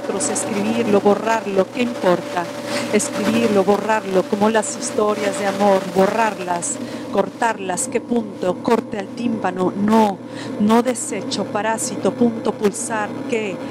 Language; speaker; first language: Spanish; native; Spanish